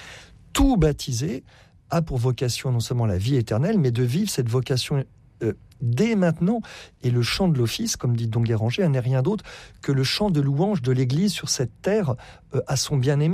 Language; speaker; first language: French; native; French